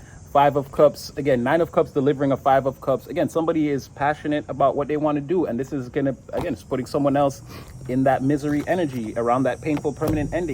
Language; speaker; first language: English; native; English